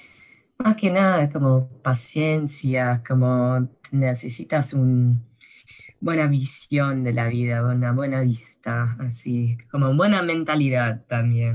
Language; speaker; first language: Spanish; early bilingual, heritage; Spanish